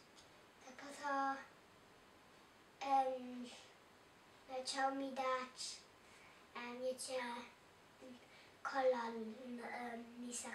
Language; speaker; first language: Polish; early bilingual, heritage; Polish